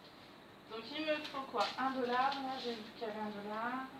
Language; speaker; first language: French; native; French